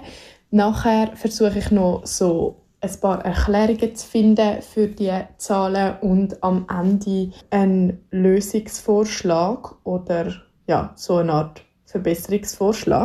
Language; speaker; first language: German; native; German